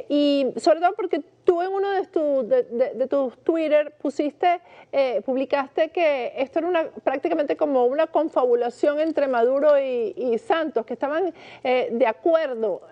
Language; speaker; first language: Spanish; native; Spanish